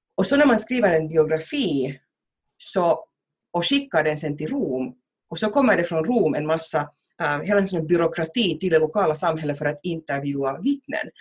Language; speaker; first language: Swedish; native; Swedish